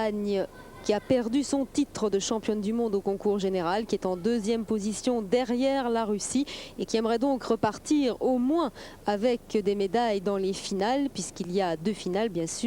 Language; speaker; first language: French; native; French